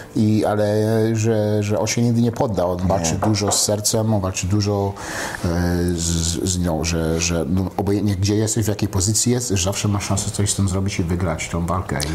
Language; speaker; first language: Polish; early bilingual, heritage; Polish